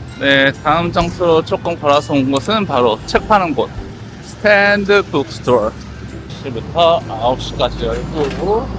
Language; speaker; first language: Korean; native; Korean